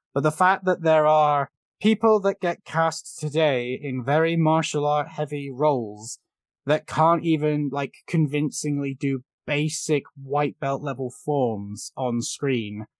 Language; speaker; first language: English; native; English